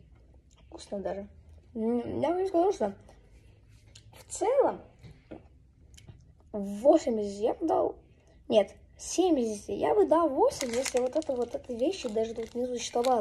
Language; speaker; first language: Russian; early bilingual, heritage; Russian